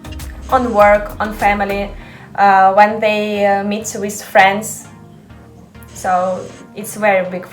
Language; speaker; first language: English; non-native, learner; Ukrainian